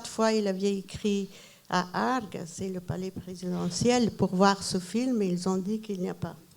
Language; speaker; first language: French; non-native, fluent; Persian